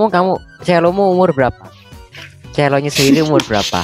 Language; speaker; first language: Indonesian; native; Indonesian